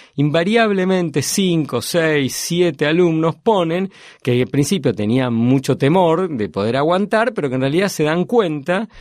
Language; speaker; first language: Spanish; native; Spanish